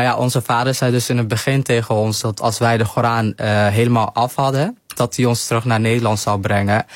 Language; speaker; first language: Dutch; early bilingual, other home language; Somali